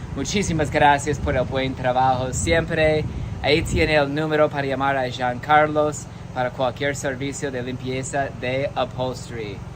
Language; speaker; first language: Spanish; non-native, fluent; English